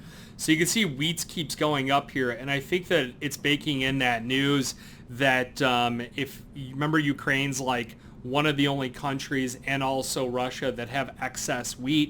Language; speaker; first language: English; native; English